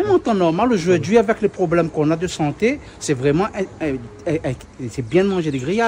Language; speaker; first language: French; non-native, local second language; Réunion Creole French